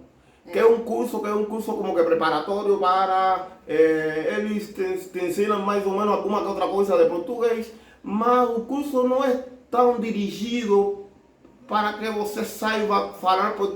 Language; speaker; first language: Portuguese; non-native, learner; Spanish